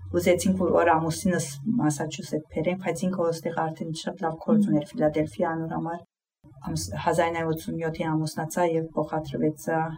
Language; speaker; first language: Armenian; early bilingual, heritage; Armenian